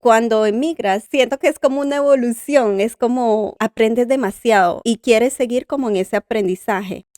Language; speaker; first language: Spanish; native; Spanish